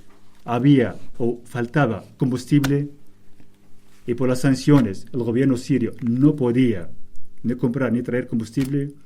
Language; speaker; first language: Spanish; non-native, fluent; Arabic